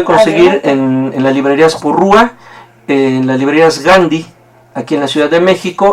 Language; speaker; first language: Spanish; native; Spanish